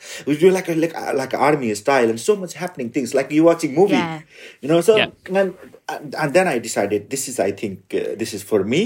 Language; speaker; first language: English; non-native, local second language; Nepali